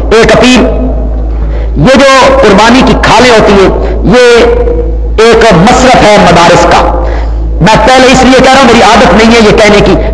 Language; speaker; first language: Urdu; non-native, local second language; Punjabi